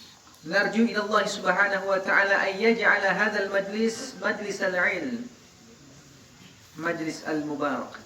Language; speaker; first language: Arabic; non-native, fluent; Indonesian